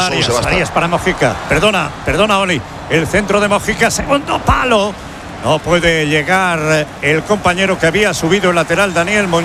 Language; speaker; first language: Spanish; native; Spanish